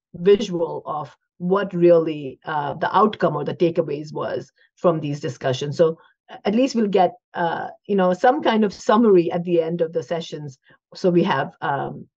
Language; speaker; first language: English; non-native, local second language; Hindi